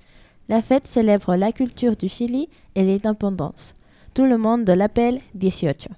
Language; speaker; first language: French; non-native, learner; Spanish